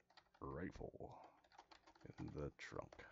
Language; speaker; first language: English; native; English